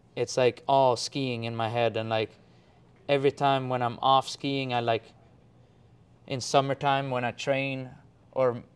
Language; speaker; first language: English; non-native, fluent; Swedish